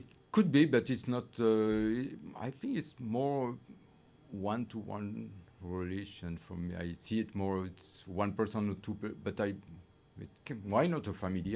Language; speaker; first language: English; non-native, learner; French